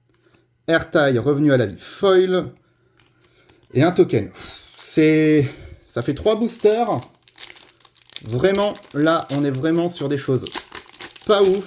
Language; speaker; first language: French; native; French